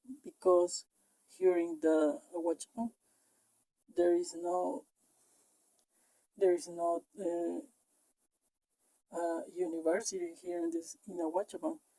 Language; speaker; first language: English; non-native, learner; Spanish